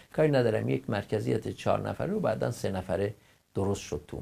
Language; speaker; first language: Persian; non-native, local second language; Kurdish